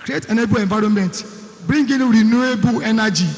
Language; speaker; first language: English; non-native, local second language; Yoruba